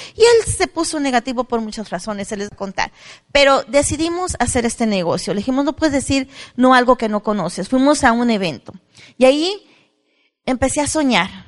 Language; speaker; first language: Spanish; native; Spanish